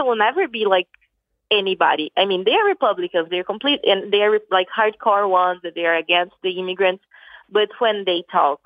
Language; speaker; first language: English; non-native, fluent; Portuguese